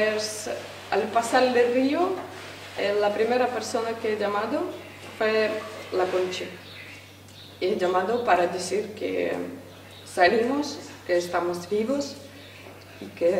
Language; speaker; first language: Spanish; non-native, fluent; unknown